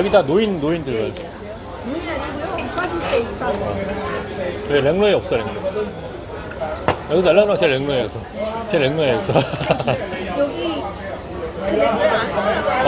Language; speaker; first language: Korean; native; Korean